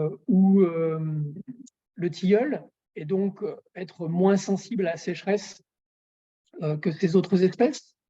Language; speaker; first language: French; native; French